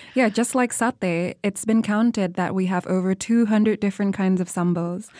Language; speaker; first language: English; non-native, fluent; Indonesian